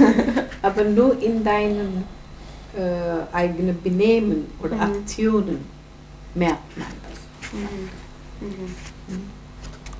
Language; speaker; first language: German; non-native, fluent; Gujarati